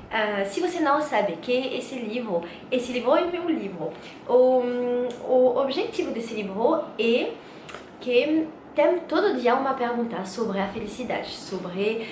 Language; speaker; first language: Portuguese; non-native, learner; French